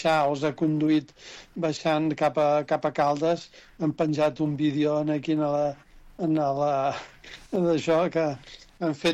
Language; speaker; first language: Catalan; native; Catalan